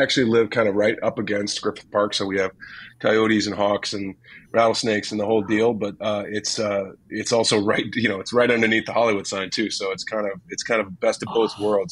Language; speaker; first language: English; native; English